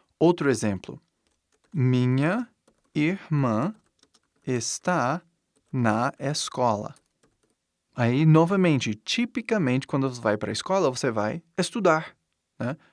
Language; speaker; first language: Portuguese; non-native, fluent; English